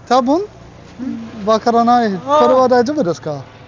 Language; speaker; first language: Japanese; non-native, learner; German